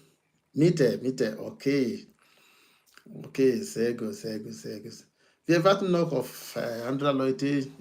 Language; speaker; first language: German; non-native, fluent; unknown